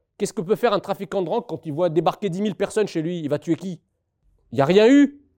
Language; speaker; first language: French; early bilingual, other home language; Arabic